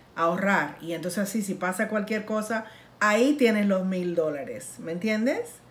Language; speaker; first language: Spanish; native; Spanish